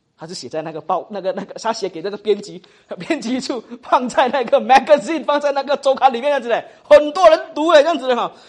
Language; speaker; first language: Chinese; native; Chinese